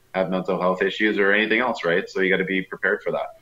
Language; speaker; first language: English; native; English